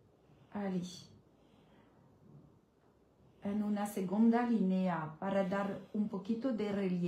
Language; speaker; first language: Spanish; non-native, learner; French